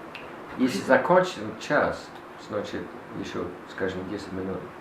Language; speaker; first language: Russian; non-native, learner; English